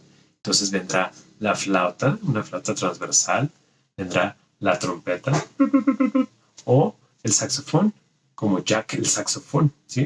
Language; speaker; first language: Spanish; native; Spanish